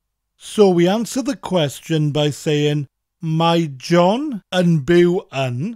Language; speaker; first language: Welsh; non-native, fluent; English